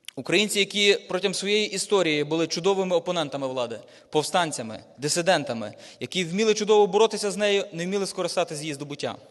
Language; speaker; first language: Ukrainian; native; Ukrainian